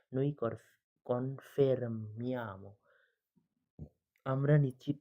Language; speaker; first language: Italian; non-native, learner; Bangla